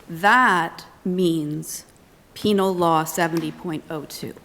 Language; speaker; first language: English; native; English